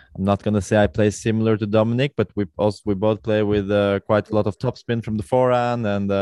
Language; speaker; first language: English; non-native, fluent; Norwegian